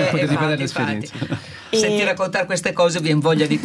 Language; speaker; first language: Italian; native; Italian